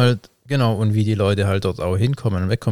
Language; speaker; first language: German; native; German